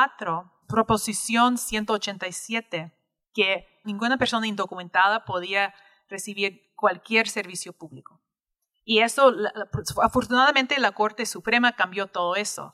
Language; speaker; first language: Spanish; early bilingual, heritage; English